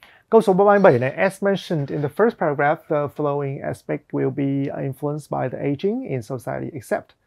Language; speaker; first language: English; non-native, fluent; Vietnamese